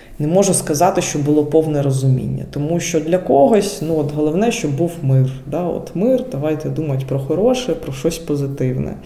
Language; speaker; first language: Ukrainian; non-native, local second language; Russian